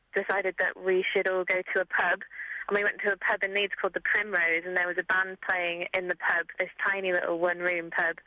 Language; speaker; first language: English; native; English